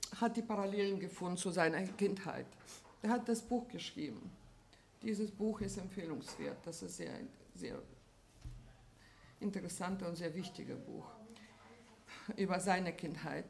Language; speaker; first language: German; non-native, fluent; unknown